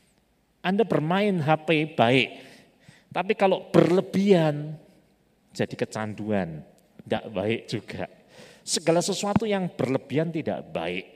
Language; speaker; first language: Indonesian; native; Indonesian